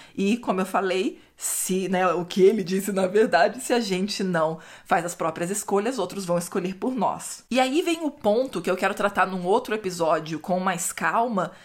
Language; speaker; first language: Portuguese; native; Portuguese